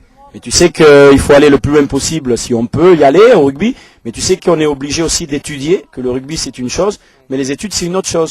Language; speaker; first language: French; native; French